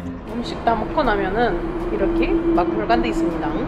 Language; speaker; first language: Korean; non-native, fluent; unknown